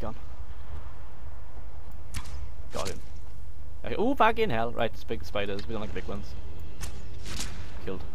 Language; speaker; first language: English; native; English